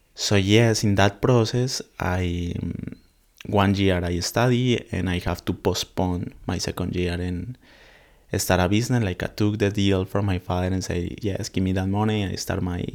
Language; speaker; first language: English; non-native, learner; Spanish